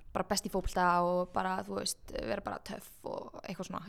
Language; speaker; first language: Icelandic; native; Icelandic